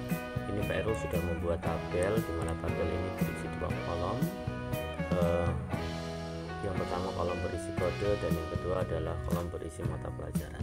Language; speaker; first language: Indonesian; native; Indonesian